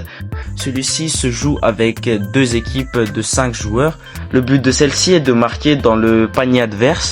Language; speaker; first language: French; non-native, local second language; Malagasy